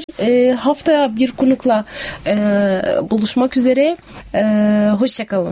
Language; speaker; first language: Turkish; native; Turkish